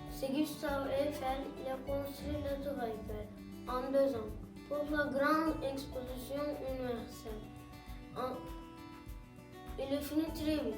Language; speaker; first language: French; non-native, learner; Turkish